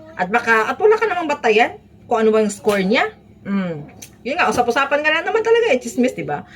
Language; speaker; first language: Filipino; native; Filipino